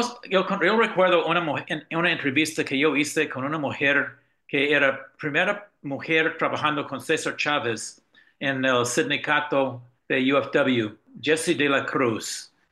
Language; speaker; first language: Spanish; non-native, fluent; English